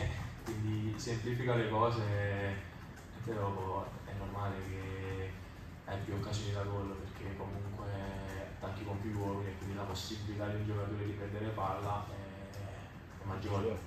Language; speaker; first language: Italian; native; Italian